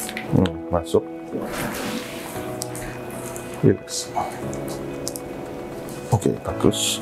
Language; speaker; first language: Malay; non-native, local second language; Javanese